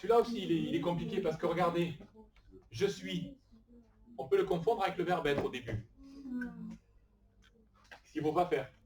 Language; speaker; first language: French; native; French